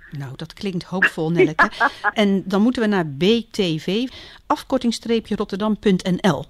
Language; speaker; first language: Dutch; native; Dutch